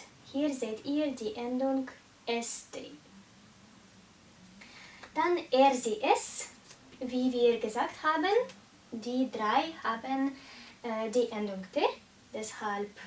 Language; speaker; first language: German; non-native, fluent; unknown